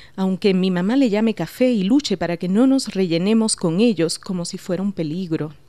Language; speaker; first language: Spanish; native; Spanish